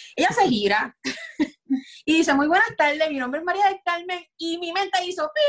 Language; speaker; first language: Spanish; native; Spanish